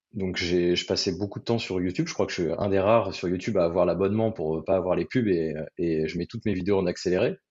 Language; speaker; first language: French; native; French